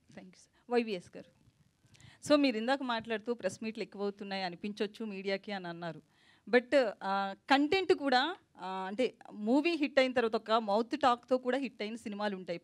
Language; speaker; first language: Telugu; native; Telugu